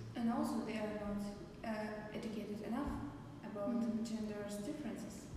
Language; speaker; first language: English; non-native, fluent; Kazakh